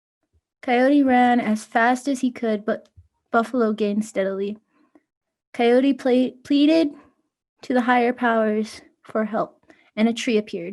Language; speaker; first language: English; native; English